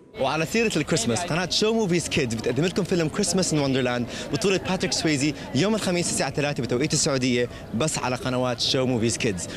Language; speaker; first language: Arabic; non-native, local second language; Korean